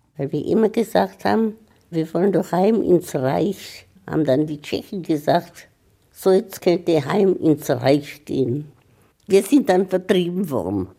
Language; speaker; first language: German; early bilingual, heritage; Czech